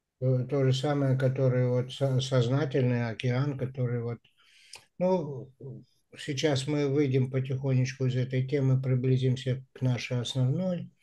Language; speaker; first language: Russian; native; Russian